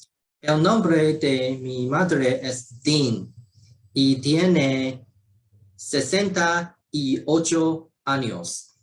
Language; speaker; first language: Spanish; non-native, learner; Chinese